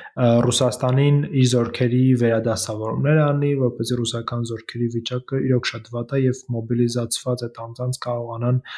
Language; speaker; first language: Armenian; native; Armenian